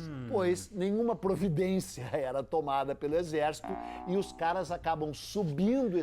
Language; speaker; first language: Portuguese; native; Portuguese